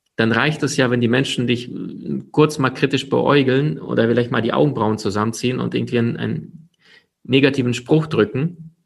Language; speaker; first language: German; early bilingual, other home language; Ukrainian